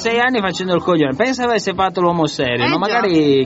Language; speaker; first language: Italian; native; Italian